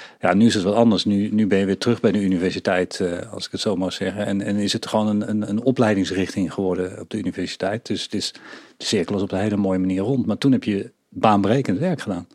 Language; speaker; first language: Dutch; native; Dutch